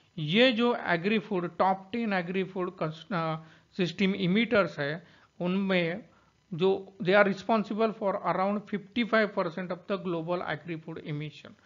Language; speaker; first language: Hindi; non-native, local second language; Marathi